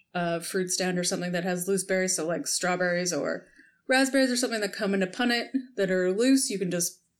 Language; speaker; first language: English; native; English